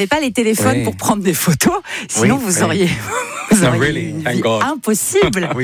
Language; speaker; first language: French; native; French